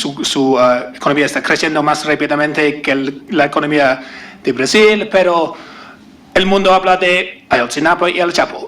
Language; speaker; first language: Spanish; non-native, learner; English